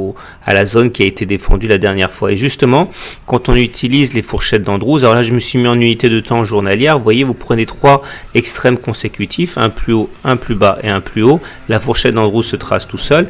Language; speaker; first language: French; native; French